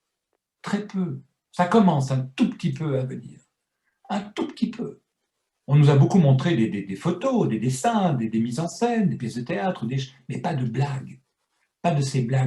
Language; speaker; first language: French; native; French